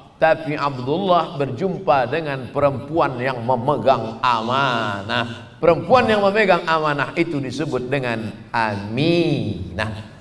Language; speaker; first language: Malay; native; Malay